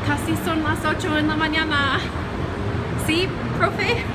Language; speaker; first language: Spanish; non-native, learner; English